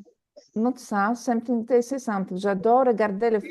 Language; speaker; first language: French; non-native, fluent; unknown